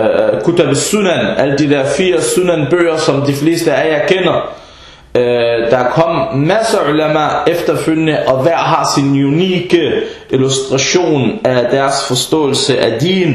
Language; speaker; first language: Danish; early bilingual, other home language; Arabic